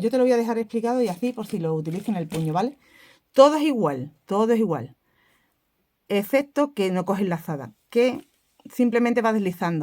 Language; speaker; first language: Spanish; native; Spanish